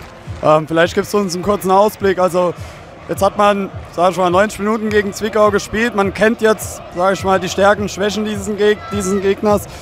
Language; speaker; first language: German; native; German